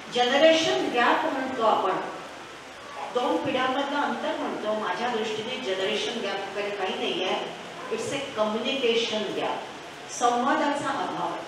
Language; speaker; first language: Marathi; non-native, local second language; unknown